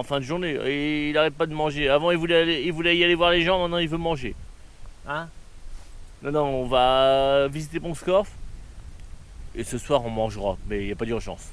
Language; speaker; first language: French; native; French